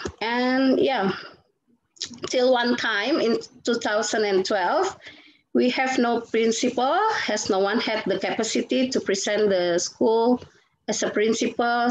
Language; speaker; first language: English; non-native, fluent; Indonesian